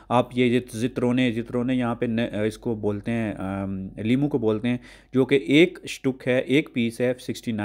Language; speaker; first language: Urdu; native; Urdu